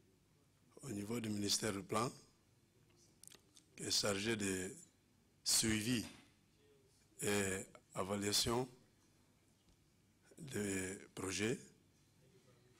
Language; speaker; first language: French; non-native, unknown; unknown